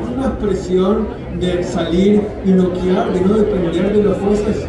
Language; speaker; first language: English; native; English